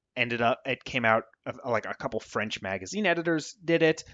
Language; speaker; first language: English; native; English